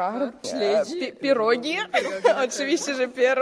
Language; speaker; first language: Polish; early bilingual, heritage; Russian